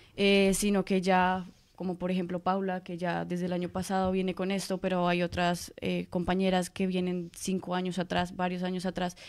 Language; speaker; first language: Spanish; native; Spanish